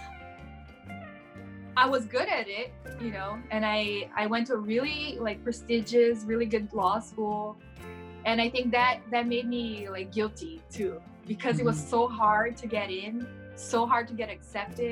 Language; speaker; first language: English; non-native, fluent; Portuguese